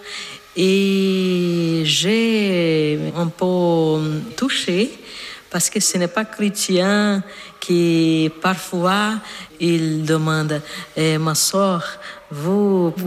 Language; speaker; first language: French; non-native, fluent; Portuguese